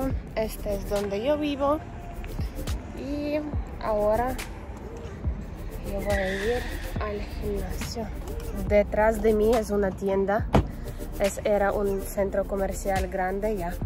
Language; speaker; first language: Spanish; non-native, learner; Ukrainian